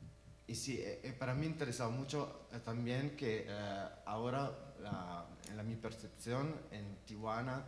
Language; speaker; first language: Spanish; non-native, learner; Italian